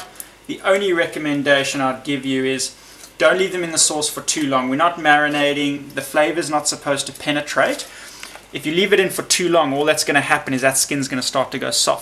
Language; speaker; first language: English; native; English